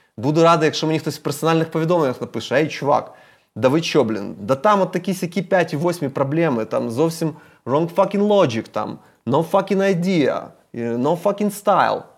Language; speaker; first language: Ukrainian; non-native, local second language; Russian